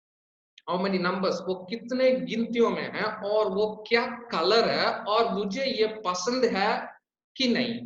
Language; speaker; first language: Hindi; non-native, local second language; Tamil